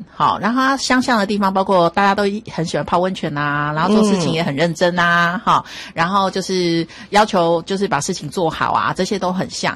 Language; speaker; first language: Chinese; native; Chinese